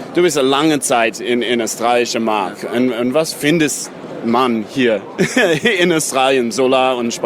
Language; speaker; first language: German; non-native, learner; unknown